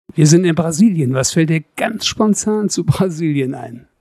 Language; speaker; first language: German; native; German